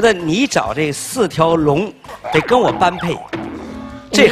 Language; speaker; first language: Chinese; native; Chinese